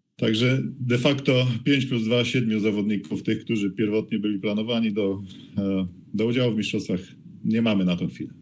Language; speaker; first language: Polish; native; Polish